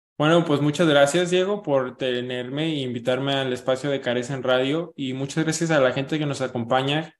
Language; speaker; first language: Spanish; early bilingual, heritage; Spanish